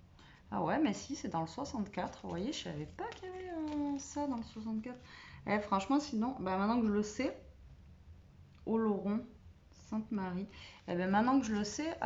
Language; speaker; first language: French; native; French